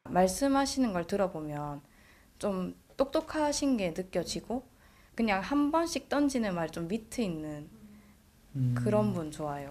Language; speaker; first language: Korean; native; Korean